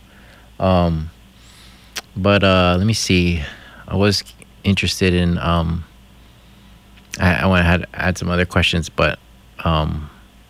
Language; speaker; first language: English; non-native, local second language; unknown